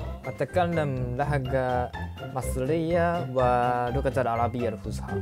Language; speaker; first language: Arabic; non-native, learner; Japanese